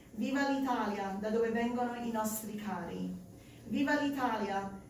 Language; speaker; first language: Italian; early bilingual, heritage; Italian